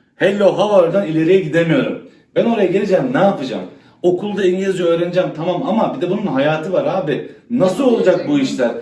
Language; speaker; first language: Turkish; native; Turkish